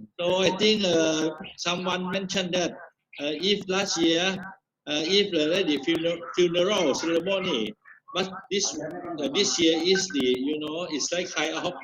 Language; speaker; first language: English; non-native, fluent; Thai